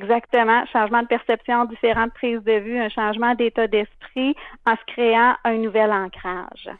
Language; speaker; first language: French; native; French